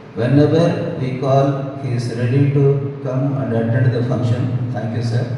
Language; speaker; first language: English; non-native, local second language; Tamil